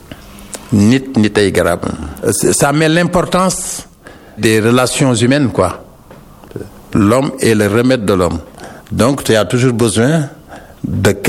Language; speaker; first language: French; non-native, local second language; Wolof